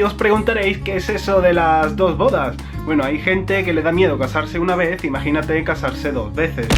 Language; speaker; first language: Spanish; native; Spanish